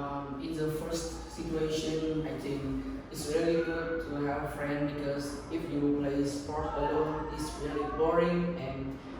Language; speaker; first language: English; non-native, learner; Vietnamese